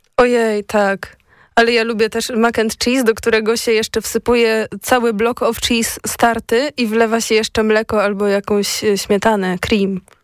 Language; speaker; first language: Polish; native; Polish